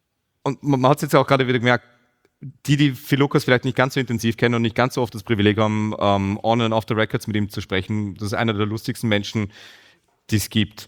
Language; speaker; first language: German; native; German